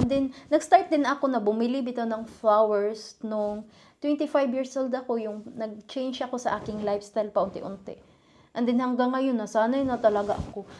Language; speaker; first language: Filipino; non-native, local second language; Cebuano